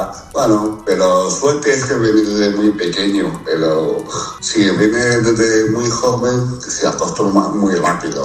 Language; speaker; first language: Spanish; non-native, learner; Chinese